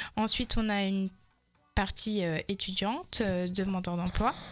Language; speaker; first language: French; native; French